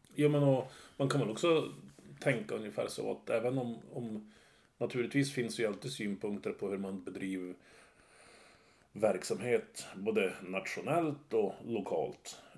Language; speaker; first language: Swedish; native; Swedish